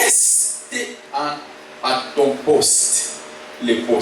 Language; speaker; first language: French; non-native, local second language; Lingala